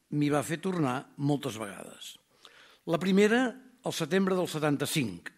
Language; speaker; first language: Catalan; native; Catalan